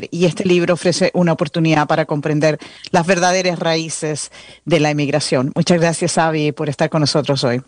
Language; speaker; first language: Spanish; native; Spanish